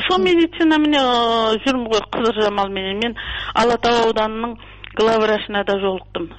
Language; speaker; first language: Kazakh; early bilingual, heritage; Kazakh